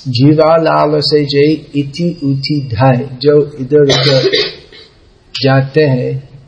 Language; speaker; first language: Hindi; non-native, fluent; English